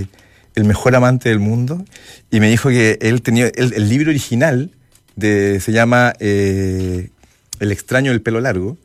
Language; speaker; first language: Spanish; native; Spanish